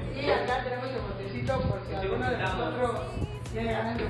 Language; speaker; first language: Spanish; native; Spanish